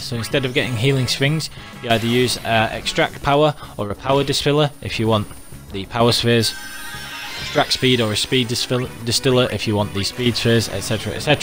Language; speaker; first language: English; native; English